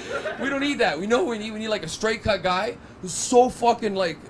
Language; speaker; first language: English; native; English